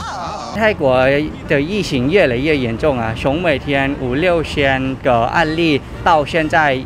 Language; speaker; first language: Chinese; non-native, learner; Thai